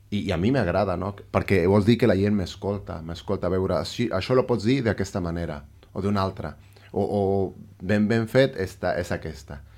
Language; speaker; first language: Catalan; non-native, fluent; Spanish